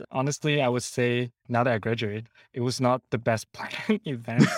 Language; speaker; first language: English; non-native, local second language; Cantonese